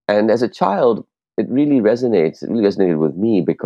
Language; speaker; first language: English; non-native, local second language; Urdu